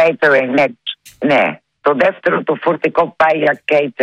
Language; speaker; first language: Greek; early bilingual, heritage; Greek